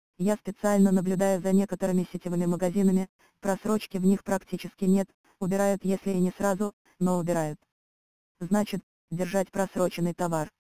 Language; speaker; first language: Russian; native; Russian